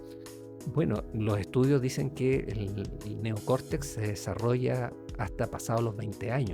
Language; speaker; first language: Spanish; native; Spanish